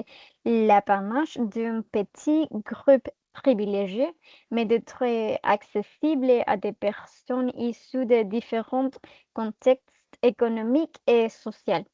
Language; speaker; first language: French; non-native, fluent; Spanish